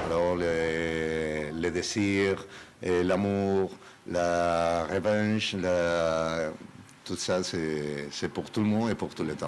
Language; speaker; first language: French; non-native, learner; Spanish